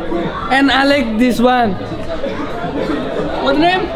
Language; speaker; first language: English; non-native, learner; Indonesian